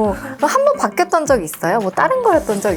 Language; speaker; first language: Korean; native; Korean